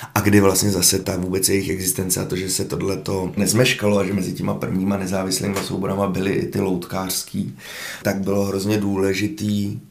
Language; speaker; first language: Czech; native; Czech